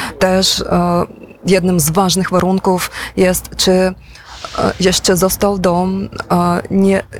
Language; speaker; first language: Polish; non-native, fluent; Ukrainian